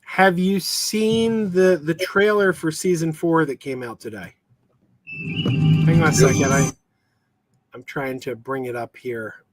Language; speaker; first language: English; native; English